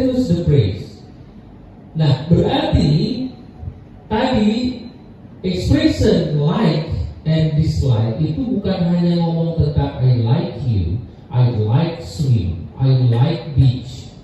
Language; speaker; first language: English; non-native, learner; Indonesian